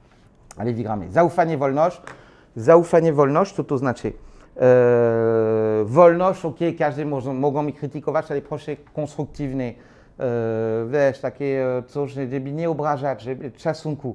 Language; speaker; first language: Polish; non-native, learner; French